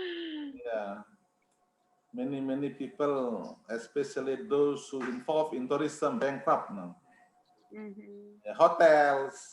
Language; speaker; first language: English; non-native, fluent; Indonesian